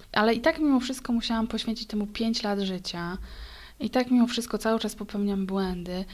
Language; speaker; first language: Polish; native; Polish